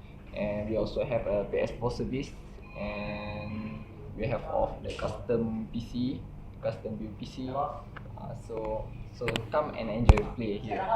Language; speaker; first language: English; non-native, local second language; Malay